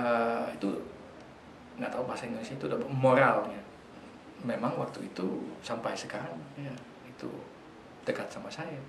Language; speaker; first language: Indonesian; non-native, fluent; Dutch